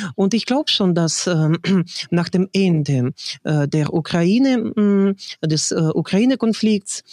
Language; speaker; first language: German; non-native, fluent; Russian